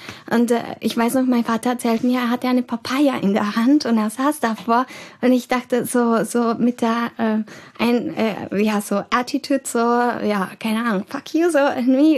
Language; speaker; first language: German; early bilingual, heritage; German